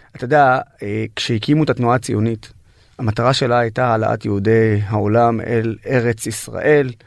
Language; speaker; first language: Hebrew; non-native, local second language; Arabic